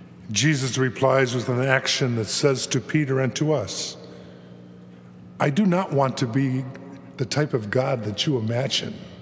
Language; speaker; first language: English; native; English